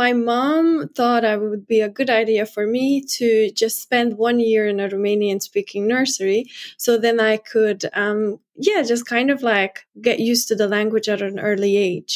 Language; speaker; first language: English; non-native, fluent; Hungarian